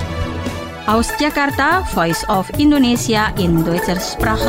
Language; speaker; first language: German; non-native, fluent; Indonesian